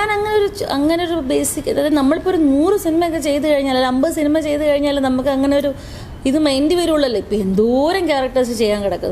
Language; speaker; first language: Malayalam; native; Malayalam